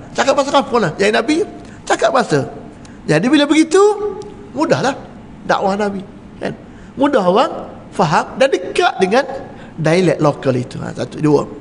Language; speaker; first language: Malay; native; Malay